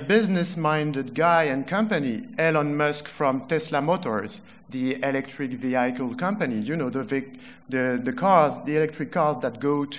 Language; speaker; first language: English; non-native, fluent; French